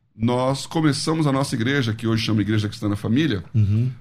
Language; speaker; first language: Portuguese; native; Portuguese